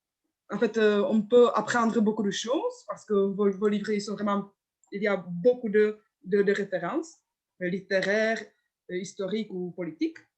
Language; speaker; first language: French; non-native, fluent; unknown